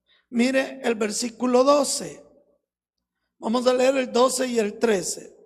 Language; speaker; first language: Spanish; native; Spanish